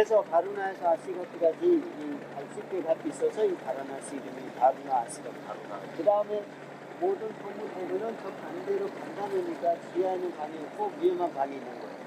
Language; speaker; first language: Korean; non-native, fluent; Hindi